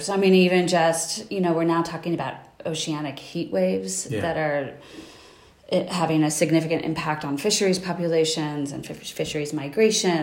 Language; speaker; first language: English; native; English